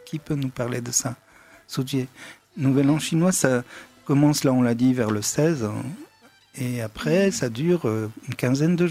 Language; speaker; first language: French; native; French